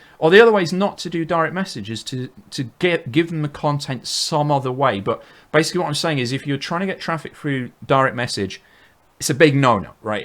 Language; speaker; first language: English; native; English